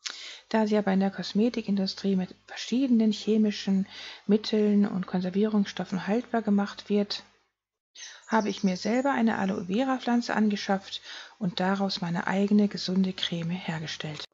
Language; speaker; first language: German; native; German